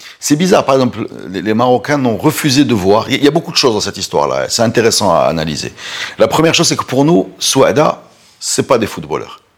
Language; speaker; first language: French; non-native, local second language; Arabic